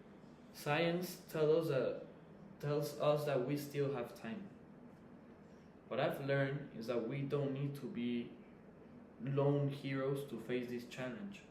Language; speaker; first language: English; non-native, fluent; Spanish